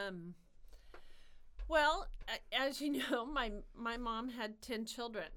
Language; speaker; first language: English; native; English